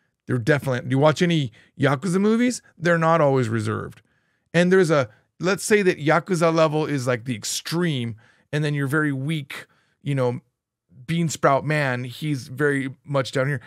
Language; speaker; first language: English; native; English